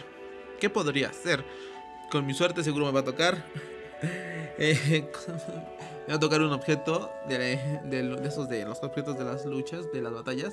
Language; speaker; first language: Spanish; native; Spanish